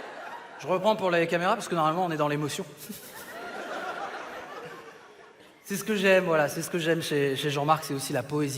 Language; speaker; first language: French; native; French